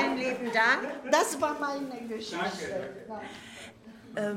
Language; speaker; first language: German; non-native, learner; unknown